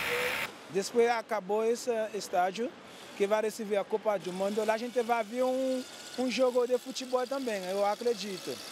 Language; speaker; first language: Portuguese; non-native, learner; Haitian Creole